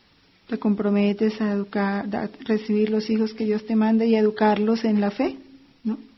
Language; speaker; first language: Spanish; native; Spanish